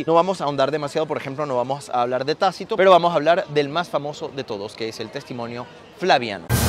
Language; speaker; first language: Spanish; native; Spanish